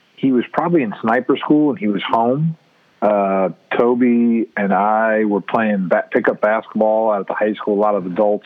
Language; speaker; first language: English; native; English